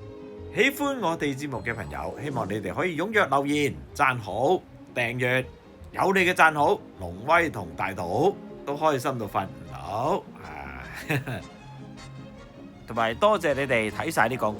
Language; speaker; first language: Cantonese; native; Cantonese